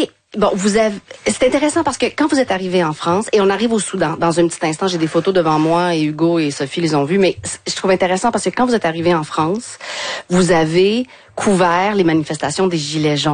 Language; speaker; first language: French; native; French